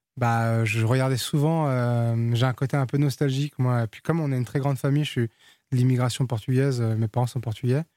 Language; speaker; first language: French; early bilingual, other home language; Portuguese